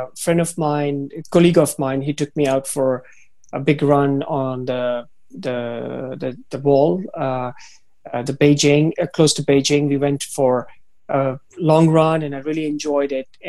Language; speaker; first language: English; non-native, local second language; Hindi